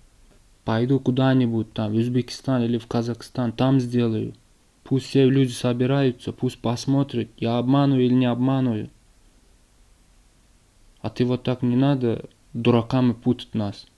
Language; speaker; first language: Russian; non-native, learner; Turkmen